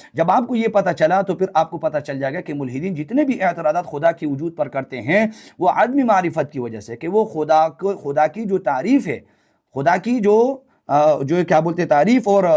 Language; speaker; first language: Urdu; non-native, local second language; Pashto